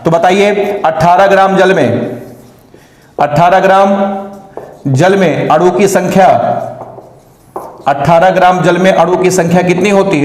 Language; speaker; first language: Hindi; native; Hindi